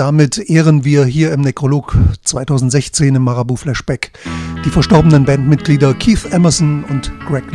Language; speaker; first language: German; native; German